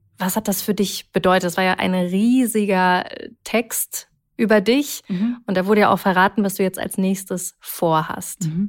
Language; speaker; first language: German; native; German